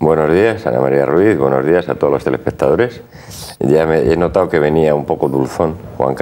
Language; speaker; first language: Spanish; native; Spanish